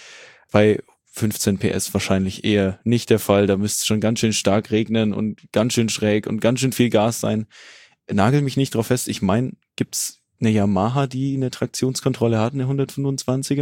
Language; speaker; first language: German; native; German